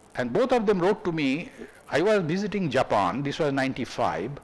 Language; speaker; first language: English; non-native, local second language; Bangla